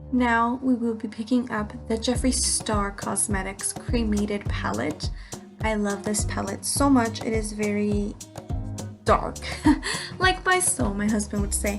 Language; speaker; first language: English; native; English